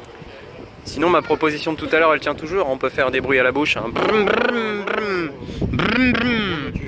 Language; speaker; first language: French; native; French